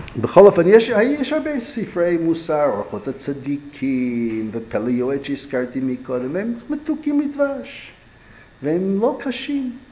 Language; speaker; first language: Hebrew; non-native, fluent; English